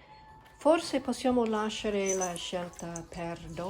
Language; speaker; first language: Italian; non-native, learner; English